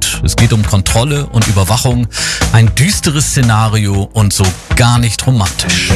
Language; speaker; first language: German; native; German